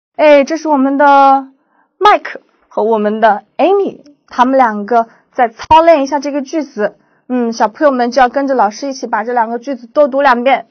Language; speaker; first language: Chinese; native; Chinese